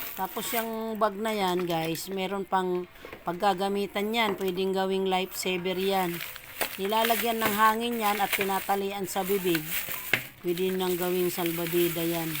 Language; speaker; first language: Filipino; native; Filipino